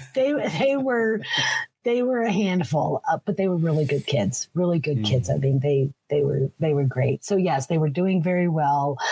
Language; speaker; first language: English; native; English